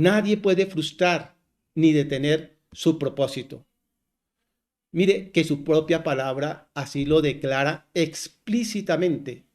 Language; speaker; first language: Spanish; native; Spanish